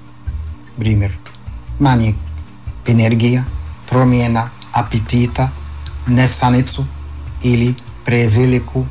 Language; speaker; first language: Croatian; non-native, fluent; Arabic